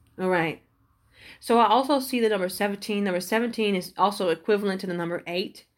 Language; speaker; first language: English; native; English